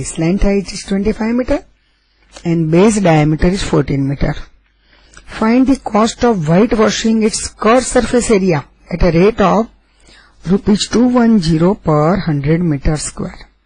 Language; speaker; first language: English; non-native, local second language; Gujarati